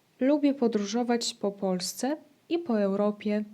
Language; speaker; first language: Polish; non-native, fluent; Ukrainian